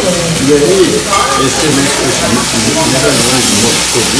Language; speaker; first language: Portuguese; non-native, fluent; German